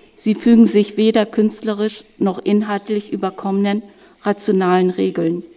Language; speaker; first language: German; native; German